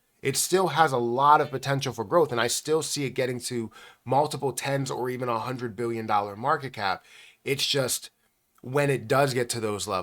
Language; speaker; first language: English; native; English